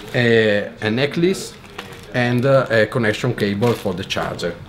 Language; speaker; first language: English; non-native, fluent; Italian